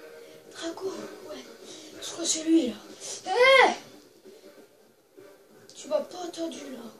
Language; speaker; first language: French; native; French